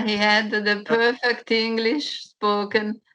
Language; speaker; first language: English; non-native, learner; Italian